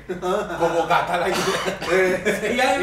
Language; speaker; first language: Spanish; native; Spanish